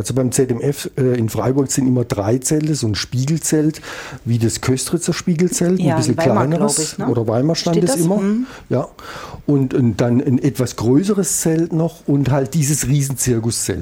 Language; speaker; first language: German; native; German